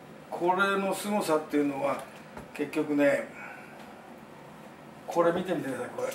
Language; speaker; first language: Japanese; native; Japanese